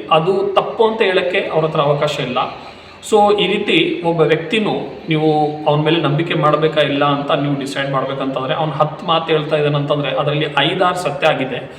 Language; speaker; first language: Kannada; non-native, local second language; Urdu